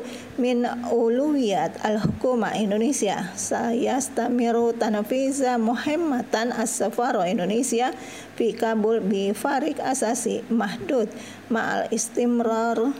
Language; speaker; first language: Arabic; non-native, learner; Indonesian